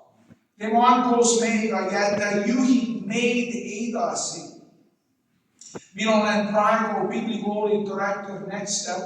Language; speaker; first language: Estonian; non-native, fluent; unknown